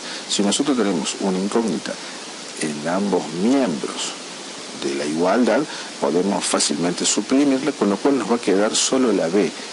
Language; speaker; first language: Spanish; native; Spanish